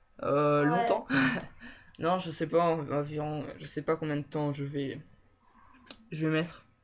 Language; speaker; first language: French; native; French